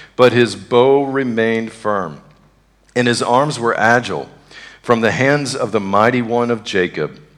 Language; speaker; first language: English; native; English